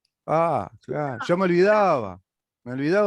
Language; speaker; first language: Spanish; native; Spanish